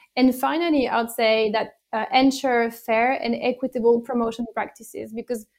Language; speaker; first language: English; non-native, fluent; French